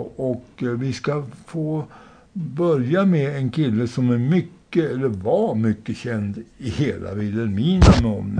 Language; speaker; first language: Swedish; native; Swedish